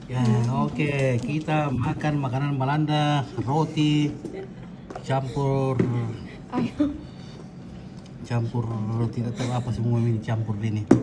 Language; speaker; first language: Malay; non-native, local second language; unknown